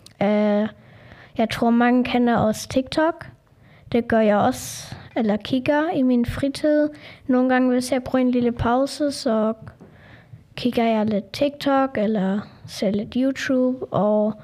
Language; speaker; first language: Danish; non-native, local second language; German